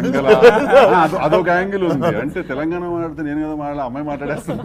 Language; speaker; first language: Telugu; native; Telugu